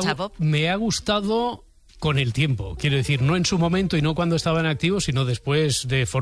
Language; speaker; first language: Spanish; native; Spanish